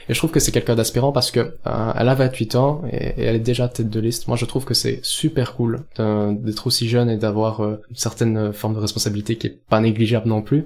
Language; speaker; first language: French; native; French